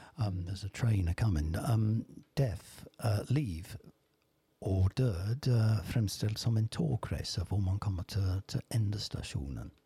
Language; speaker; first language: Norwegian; non-native, fluent; English